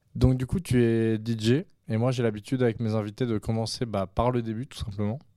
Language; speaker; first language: French; native; French